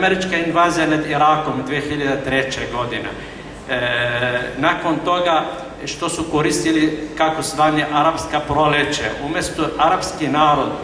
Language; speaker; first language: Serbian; non-native, fluent; Arabic